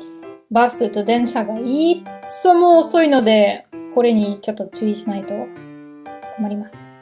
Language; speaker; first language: Japanese; non-native, learner; German